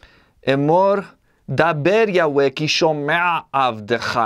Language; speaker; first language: Hebrew; non-native, learner; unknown